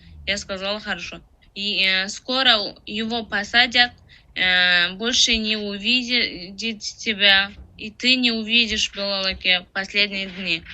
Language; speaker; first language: Russian; non-native, learner; Tajik